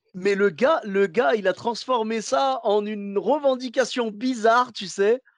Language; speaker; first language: French; early bilingual, other home language; Arabic